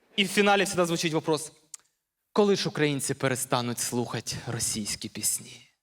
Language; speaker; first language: Ukrainian; native; Ukrainian